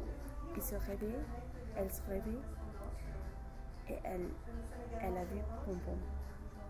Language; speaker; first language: French; non-native, learner; English